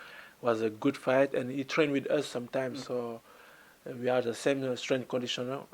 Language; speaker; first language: English; non-native, learner; French